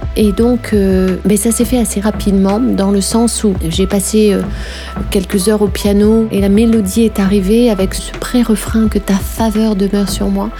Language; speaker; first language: French; native; French